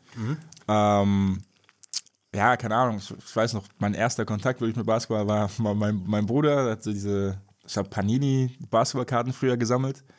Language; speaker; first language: German; native; German